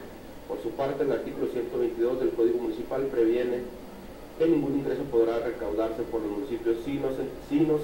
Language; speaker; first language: Spanish; native; Spanish